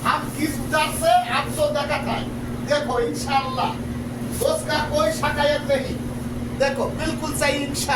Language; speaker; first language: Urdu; non-native, local second language; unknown